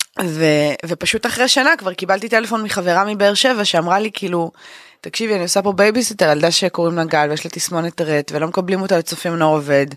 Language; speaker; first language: Hebrew; native; Hebrew